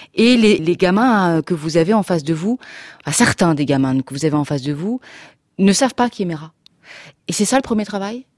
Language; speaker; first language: French; native; French